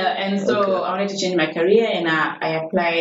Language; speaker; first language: English; non-native, local second language; Arabic